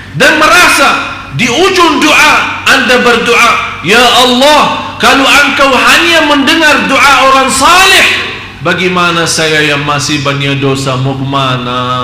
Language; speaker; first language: Malay; non-native, fluent; Arabic